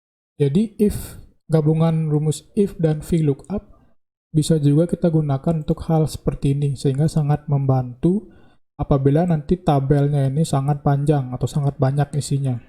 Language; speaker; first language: Indonesian; native; Indonesian